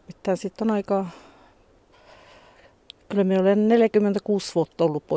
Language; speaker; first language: Finnish; early bilingual, heritage; Finnish